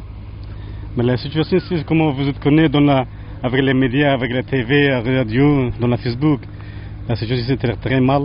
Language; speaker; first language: French; non-native, learner; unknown